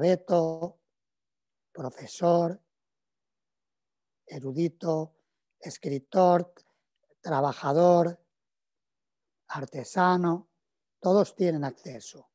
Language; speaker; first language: Spanish; native; Spanish